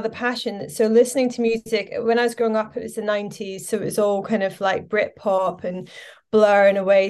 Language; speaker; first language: English; native; English